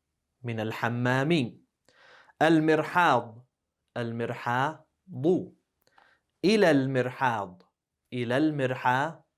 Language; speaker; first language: Arabic; non-native, fluent; English